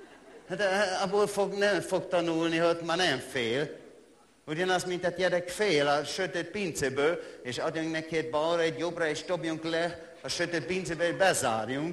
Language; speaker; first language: Hungarian; non-native, learner; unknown